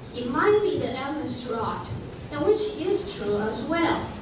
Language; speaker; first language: English; non-native, fluent; Chinese